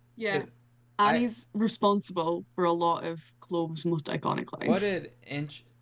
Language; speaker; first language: English; native; English